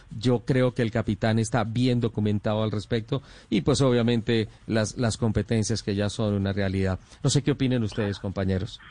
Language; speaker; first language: Spanish; native; Spanish